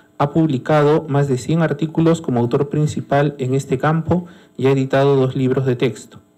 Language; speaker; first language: Spanish; native; Spanish